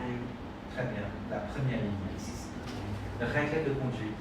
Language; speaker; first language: French; non-native, fluent; Khmer